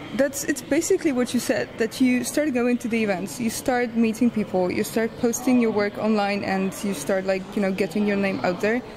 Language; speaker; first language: English; non-native, fluent; Polish